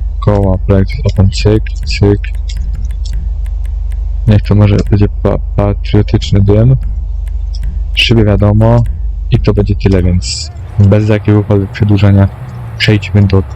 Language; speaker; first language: Polish; native; Polish